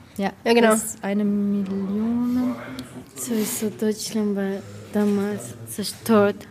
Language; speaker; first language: German; non-native, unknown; Spanish